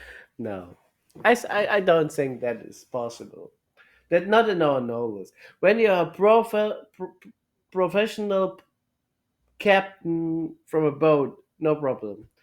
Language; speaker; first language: English; non-native, learner; German